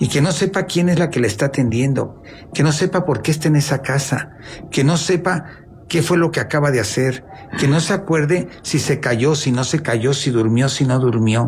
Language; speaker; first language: Spanish; native; Spanish